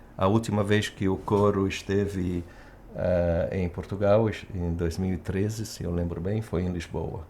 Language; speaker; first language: Portuguese; early bilingual, heritage; Italian